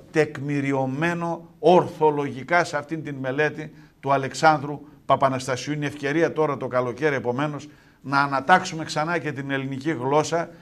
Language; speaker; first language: Greek; native; Greek